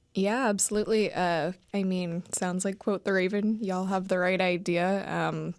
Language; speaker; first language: English; native; English